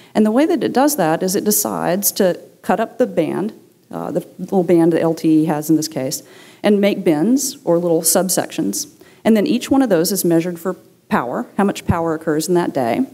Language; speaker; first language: English; native; English